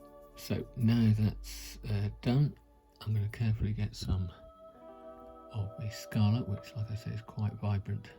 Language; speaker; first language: English; native; English